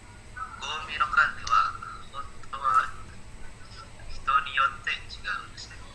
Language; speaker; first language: Japanese; non-native, learner; Indonesian